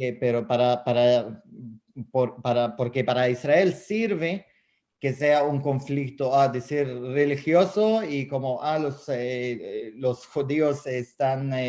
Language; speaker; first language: Spanish; non-native, fluent; Arabic